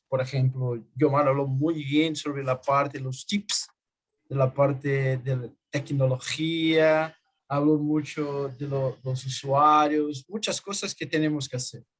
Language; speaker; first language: Spanish; non-native, fluent; Portuguese